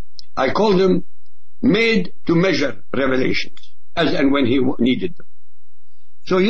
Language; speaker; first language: English; non-native, fluent; Arabic